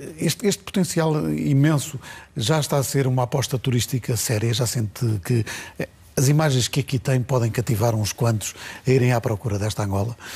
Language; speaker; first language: Portuguese; native; Portuguese